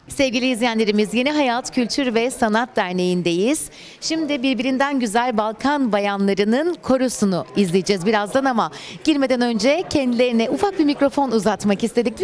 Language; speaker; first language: Turkish; native; Turkish